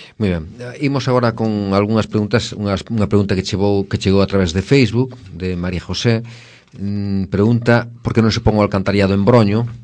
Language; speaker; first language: Galician; non-native, local second language; Spanish